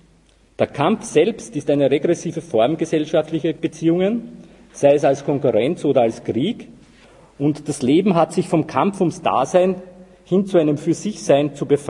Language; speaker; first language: German; native; German